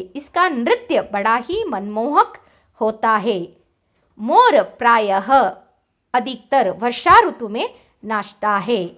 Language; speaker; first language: Hindi; non-native, local second language; Kannada